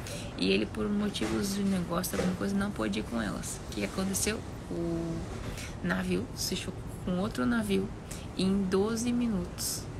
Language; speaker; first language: Portuguese; native; Portuguese